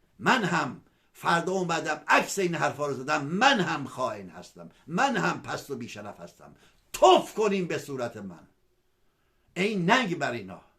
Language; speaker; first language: Persian; non-native, local second language; Azerbaijani